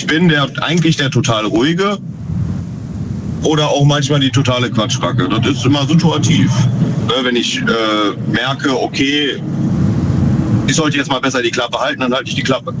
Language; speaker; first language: German; native; German